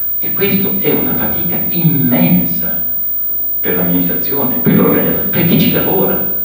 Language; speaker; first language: Italian; native; Italian